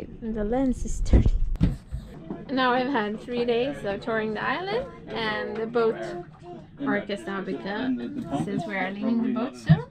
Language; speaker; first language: English; non-native, fluent; Swedish